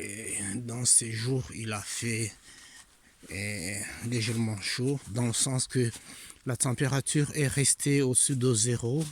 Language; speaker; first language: French; non-native, fluent; Italian